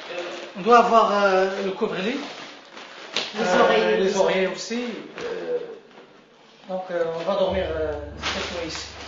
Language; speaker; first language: French; non-native, local second language; Arabic